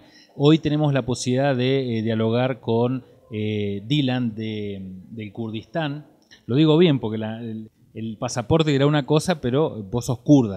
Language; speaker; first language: Spanish; native; Spanish